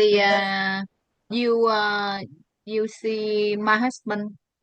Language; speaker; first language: English; non-native, learner; Vietnamese